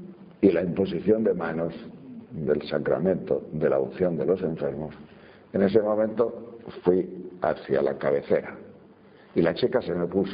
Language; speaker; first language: Spanish; native; Spanish